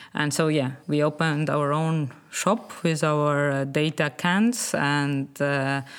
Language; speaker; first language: English; non-native, fluent; Estonian